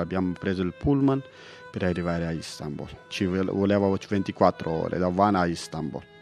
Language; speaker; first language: Italian; non-native, fluent; Pashto